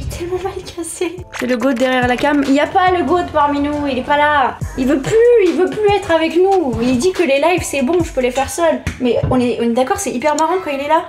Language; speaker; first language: French; native; French